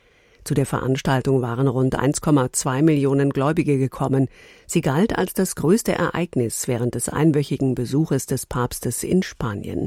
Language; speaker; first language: German; native; German